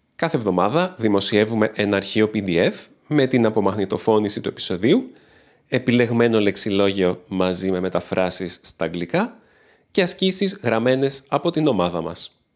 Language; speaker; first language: Greek; native; Greek